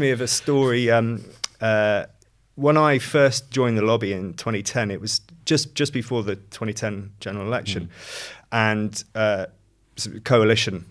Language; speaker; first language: English; native; English